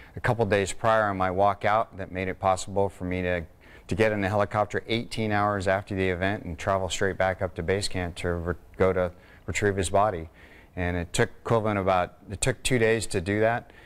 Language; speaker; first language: English; native; English